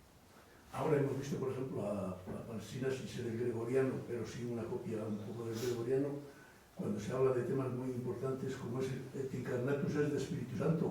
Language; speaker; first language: Spanish; native; Spanish